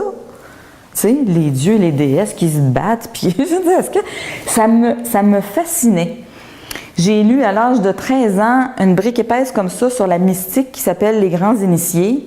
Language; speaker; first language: French; native; French